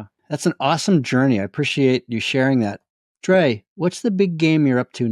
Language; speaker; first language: English; native; English